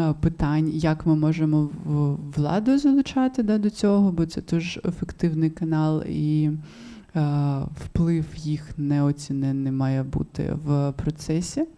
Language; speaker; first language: Ukrainian; non-native, local second language; Russian